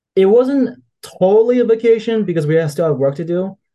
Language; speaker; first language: English; native; English